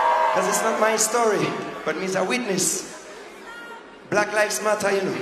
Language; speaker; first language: English; non-native, fluent; German